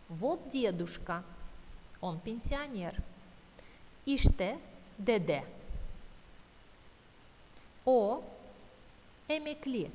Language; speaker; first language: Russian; non-native, fluent; Turkish